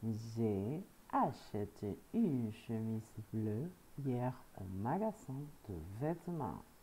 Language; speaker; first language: French; non-native, fluent; Spanish